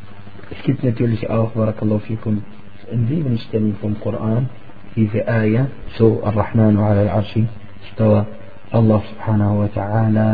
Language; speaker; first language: German; non-native, fluent; Arabic